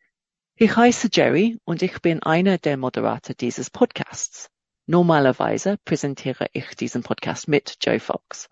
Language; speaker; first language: German; non-native, fluent; English